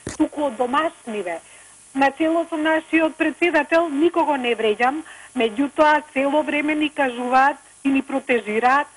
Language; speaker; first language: Macedonian; native; Macedonian